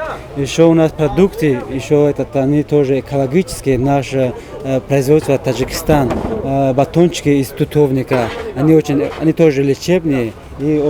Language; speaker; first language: Russian; non-native, fluent; Tajik